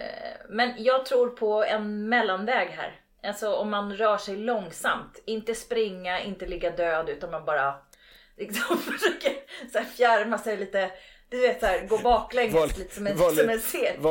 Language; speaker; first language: Swedish; native; Swedish